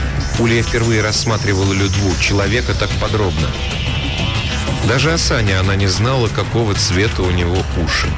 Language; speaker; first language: Russian; native; Russian